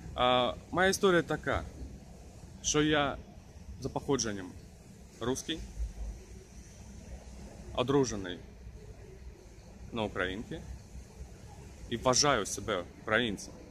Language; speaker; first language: Ukrainian; non-native, local second language; Russian